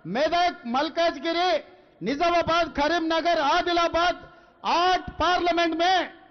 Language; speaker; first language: Hindi; non-native, local second language; Telugu